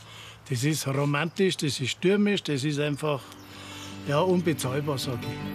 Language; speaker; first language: German; native; German